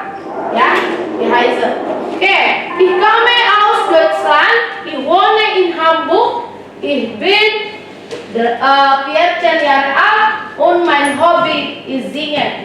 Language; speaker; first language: German; non-native, learner; Indonesian